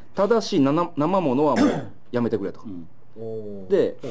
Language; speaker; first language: Japanese; native; Japanese